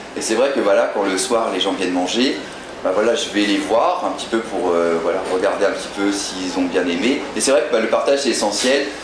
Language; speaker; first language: French; native; French